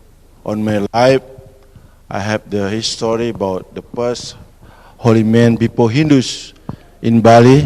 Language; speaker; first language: English; non-native, fluent; Indonesian